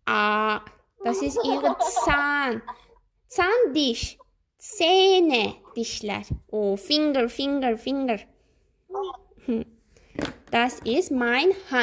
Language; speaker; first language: German; non-native, learner; Azerbaijani